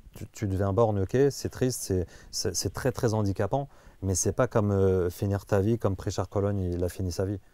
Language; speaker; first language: French; native; French